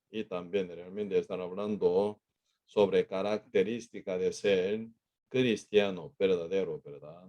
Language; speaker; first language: Spanish; non-native, fluent; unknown